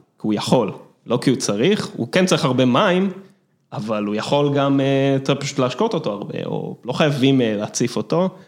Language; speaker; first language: Hebrew; early bilingual, other home language; English